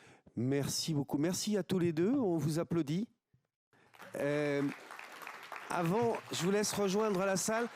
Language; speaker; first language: French; native; French